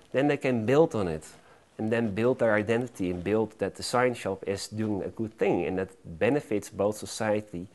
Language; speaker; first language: English; non-native, fluent; Dutch